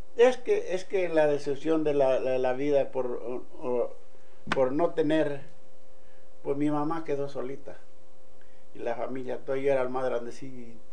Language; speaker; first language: Spanish; native; Spanish